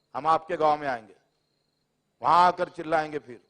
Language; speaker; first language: Hindi; non-native, local second language; Marathi